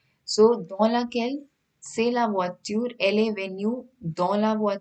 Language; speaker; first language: French; non-native, fluent; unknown